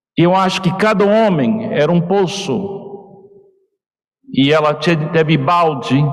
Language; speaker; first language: Portuguese; non-native, fluent; English